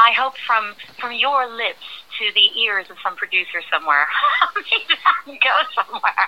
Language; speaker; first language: English; native; English